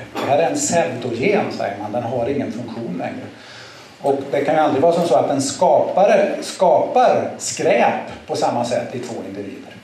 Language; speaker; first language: Swedish; native; Swedish